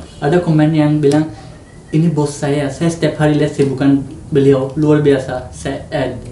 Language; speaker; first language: Indonesian; non-native, fluent; Punjabi